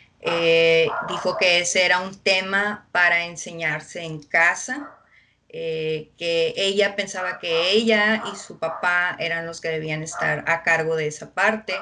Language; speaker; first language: Spanish; early bilingual, heritage; Spanish